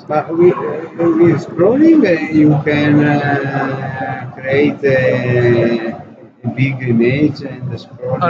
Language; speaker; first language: English; non-native, learner; Italian